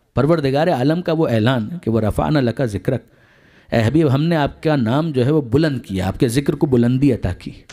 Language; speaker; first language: Urdu; non-native, local second language; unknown